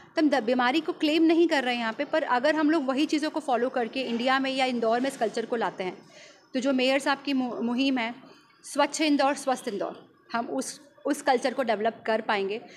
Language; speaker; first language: Hindi; native; Hindi